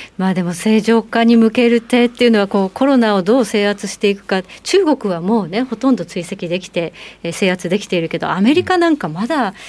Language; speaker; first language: Japanese; native; Japanese